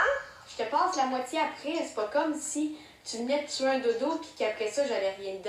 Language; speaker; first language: French; native; French